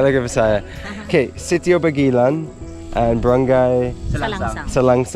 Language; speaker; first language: Cebuano; non-native, learner; English